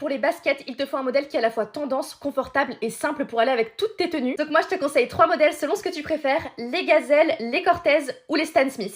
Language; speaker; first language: French; native; French